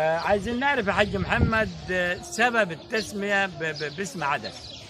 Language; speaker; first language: Arabic; native; Arabic